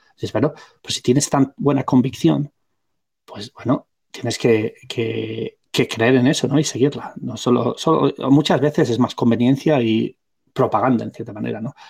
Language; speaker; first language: Spanish; non-native, local second language; Catalan